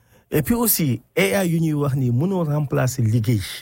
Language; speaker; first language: French; non-native, local second language; Wolof